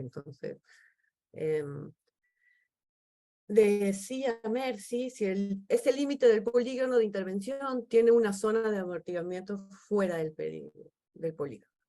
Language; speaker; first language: Spanish; native; Spanish